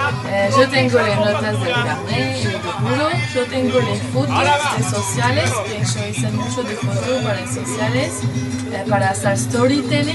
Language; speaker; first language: Spanish; non-native, learner; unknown